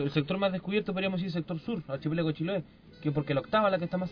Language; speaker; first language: Spanish; native; Spanish